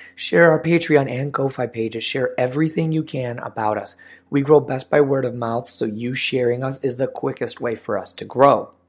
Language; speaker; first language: English; native; English